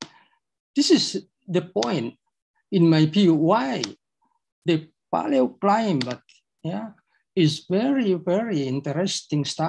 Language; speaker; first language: English; non-native, fluent; Indonesian